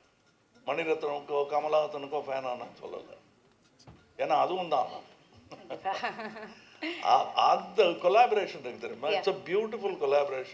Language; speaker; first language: Tamil; native; Tamil